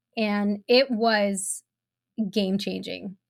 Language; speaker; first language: English; early bilingual, other home language; Spanish